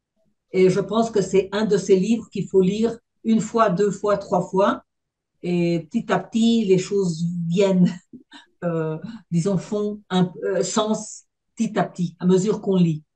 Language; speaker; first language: French; non-native, fluent; Spanish